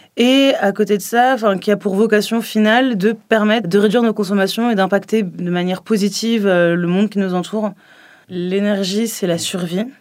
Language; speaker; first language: French; native; French